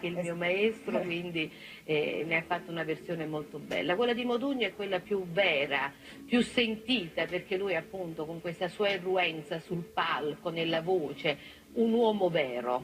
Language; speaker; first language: Italian; native; Italian